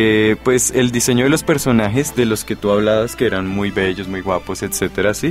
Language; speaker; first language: Spanish; native; Spanish